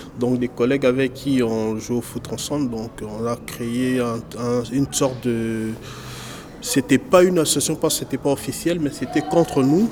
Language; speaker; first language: French; non-native, local second language; Lingala